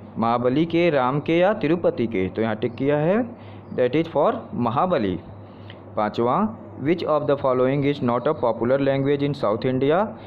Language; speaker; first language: Hindi; native; Hindi